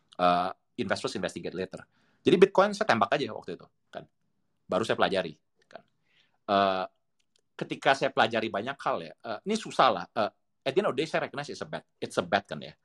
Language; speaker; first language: Indonesian; native; Indonesian